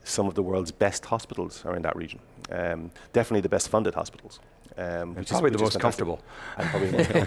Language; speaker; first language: English; native; English